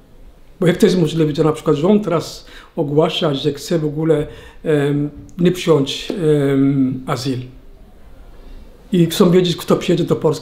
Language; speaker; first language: Polish; non-native, learner; Somali